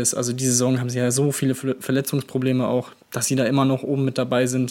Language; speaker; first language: German; native; German